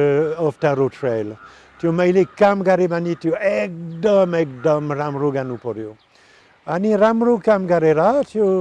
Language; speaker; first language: Nepali; non-native, learner; French